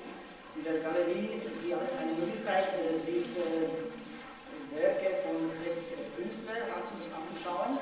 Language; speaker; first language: German; non-native, learner; Czech